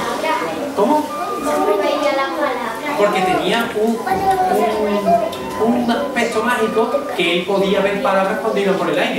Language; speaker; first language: Spanish; native; Spanish